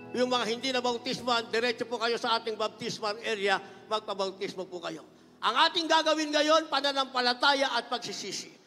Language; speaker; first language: Filipino; native; Filipino